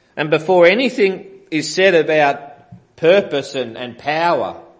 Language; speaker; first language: English; native; English